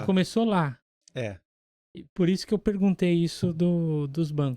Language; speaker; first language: Portuguese; native; Portuguese